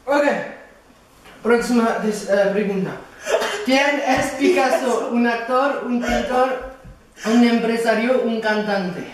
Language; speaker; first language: Spanish; non-native, learner; French